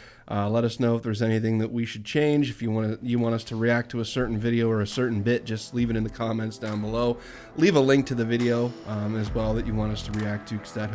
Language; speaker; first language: English; native; English